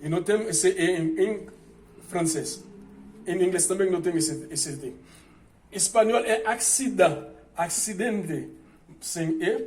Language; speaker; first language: Portuguese; non-native, fluent; Haitian Creole